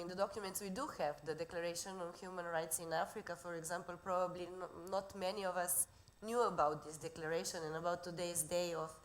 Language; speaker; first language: English; non-native, fluent; Slovenian